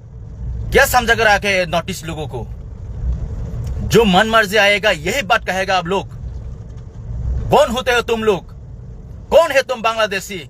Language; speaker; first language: Hindi; non-native, local second language; Kok Borok